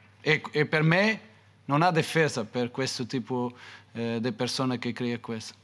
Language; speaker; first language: Italian; non-native, fluent; Portuguese